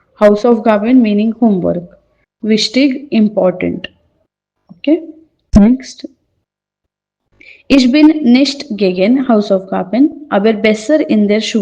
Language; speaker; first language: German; non-native, fluent; Hindi